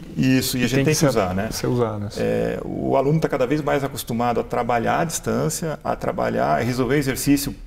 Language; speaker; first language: Portuguese; native; Portuguese